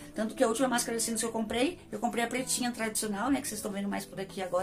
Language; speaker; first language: Portuguese; native; Portuguese